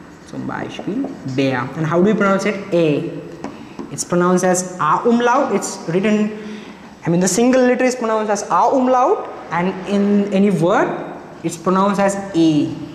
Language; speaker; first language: English; non-native, local second language; Marathi